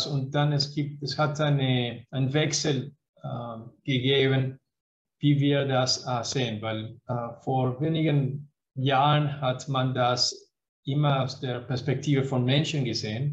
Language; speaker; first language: German; non-native, fluent; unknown